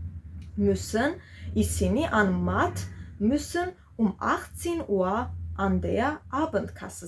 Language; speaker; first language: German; non-native, fluent; Georgian